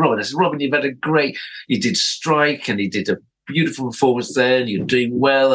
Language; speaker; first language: English; native; English